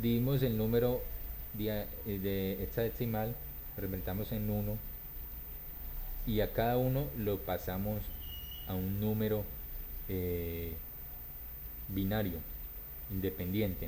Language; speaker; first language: Spanish; native; Spanish